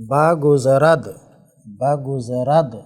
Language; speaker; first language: Persian; non-native, fluent; Urdu